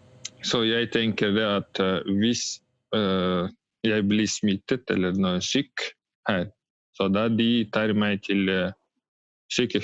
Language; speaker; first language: Norwegian; non-native, learner; Russian